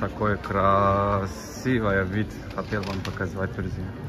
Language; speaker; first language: Russian; non-native, learner; Turkish